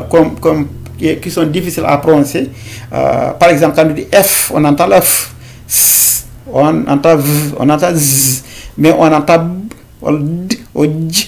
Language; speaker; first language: French; non-native, local second language; Fula